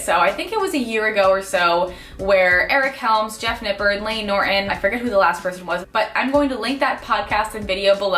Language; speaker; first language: English; native; English